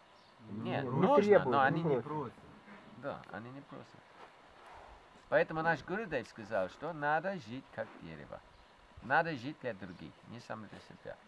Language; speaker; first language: Russian; non-native, fluent; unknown